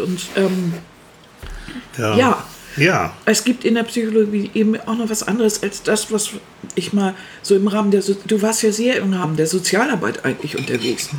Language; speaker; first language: German; native; German